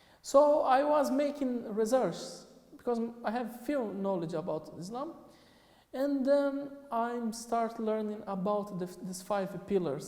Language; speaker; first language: English; non-native, fluent; Portuguese